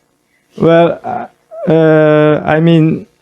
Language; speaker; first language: English; non-native, fluent; Mongolian